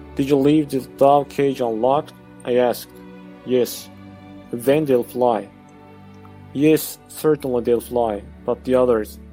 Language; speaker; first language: English; non-native, fluent; Azerbaijani